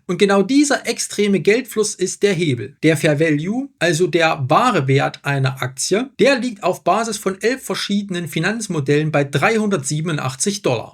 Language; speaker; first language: German; native; German